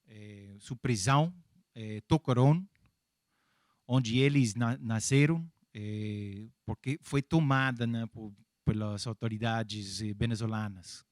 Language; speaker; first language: Portuguese; non-native, fluent; English